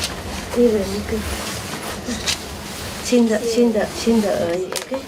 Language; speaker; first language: Chinese; non-native, fluent; Vietnamese